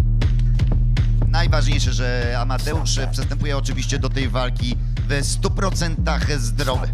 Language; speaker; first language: Polish; native; Polish